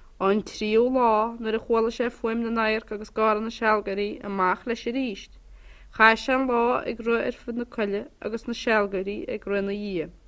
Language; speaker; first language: Irish; native; Irish